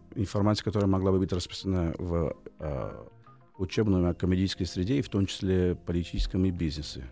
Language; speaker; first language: Russian; non-native, fluent; Portuguese